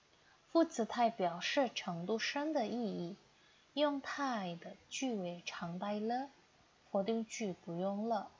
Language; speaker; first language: Chinese; non-native, fluent; Indonesian